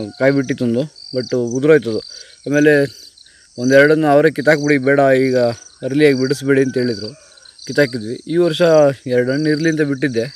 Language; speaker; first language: Kannada; native; Kannada